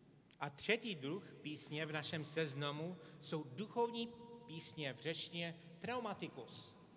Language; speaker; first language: Czech; non-native, fluent; English